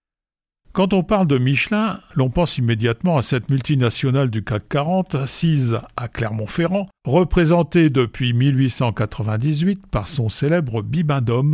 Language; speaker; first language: French; native; French